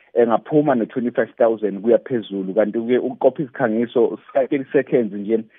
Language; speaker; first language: Zulu; native; Zulu